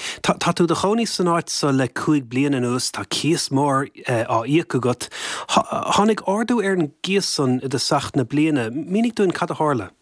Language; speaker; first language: Irish; native; Irish